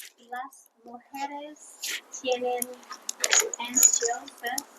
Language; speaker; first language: Spanish; non-native, learner; English